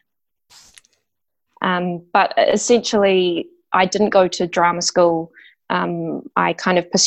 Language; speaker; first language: English; native; English